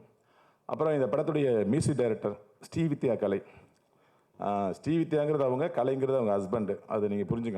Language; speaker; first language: Tamil; native; Tamil